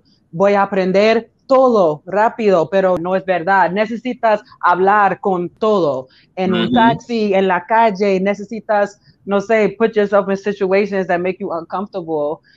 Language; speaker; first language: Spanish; non-native, learner; English